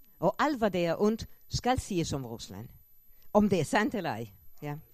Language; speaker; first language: Danish; non-native, fluent; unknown